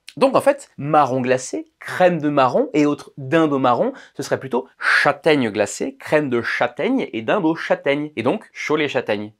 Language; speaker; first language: French; native; French